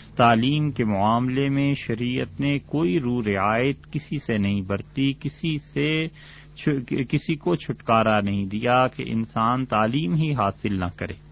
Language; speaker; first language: Urdu; non-native, local second language; Punjabi